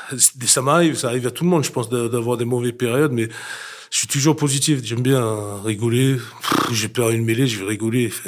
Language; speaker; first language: French; non-native, fluent; English